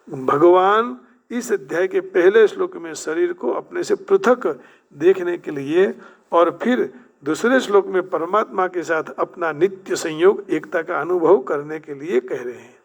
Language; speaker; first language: Hindi; non-native, local second language; Gujarati